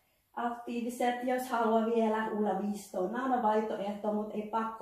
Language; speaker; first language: Finnish; non-native, learner; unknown